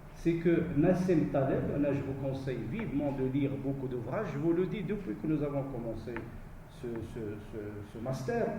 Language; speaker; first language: French; non-native, local second language; Arabic